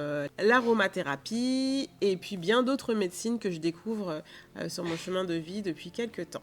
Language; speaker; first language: French; native; French